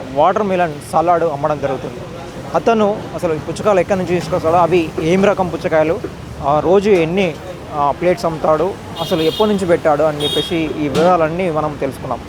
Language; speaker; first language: Telugu; native; Telugu